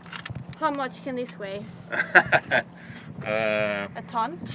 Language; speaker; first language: English; non-native, fluent; Swedish